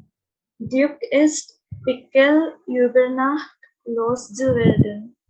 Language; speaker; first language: German; non-native, learner; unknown